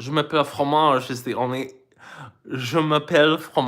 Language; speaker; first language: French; non-native, learner; English